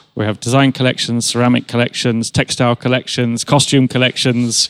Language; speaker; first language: English; native; English